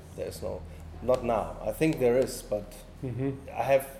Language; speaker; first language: English; non-native, learner; German